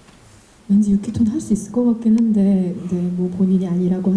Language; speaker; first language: Korean; native; Korean